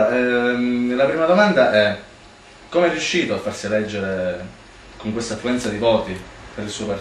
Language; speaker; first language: Italian; native; Italian